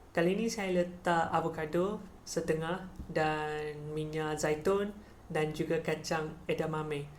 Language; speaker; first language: Malay; non-native, local second language; Chinese